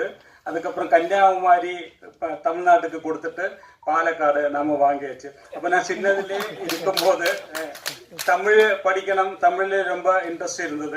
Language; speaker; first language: Tamil; non-native, local second language; Malayalam